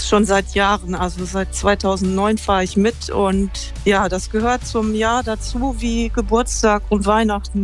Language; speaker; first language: German; native; German